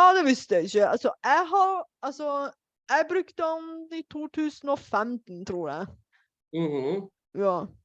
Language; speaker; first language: Norwegian; non-native, fluent; Bulgarian